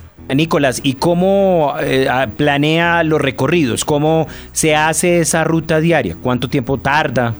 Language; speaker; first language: Spanish; native; Spanish